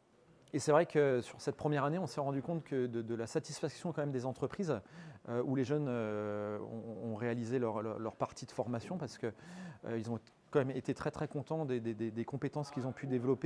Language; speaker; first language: French; native; French